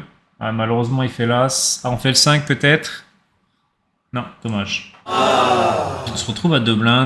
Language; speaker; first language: French; native; French